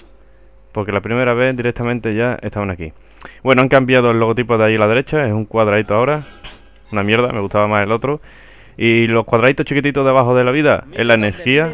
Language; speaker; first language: Spanish; native; Spanish